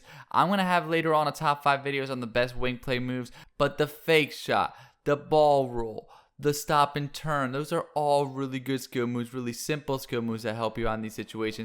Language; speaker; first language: English; native; English